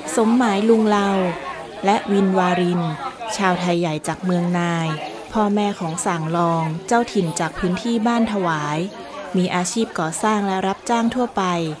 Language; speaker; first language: Thai; native; Thai